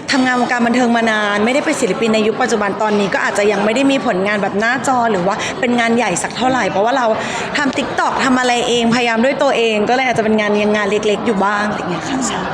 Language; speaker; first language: Thai; native; Thai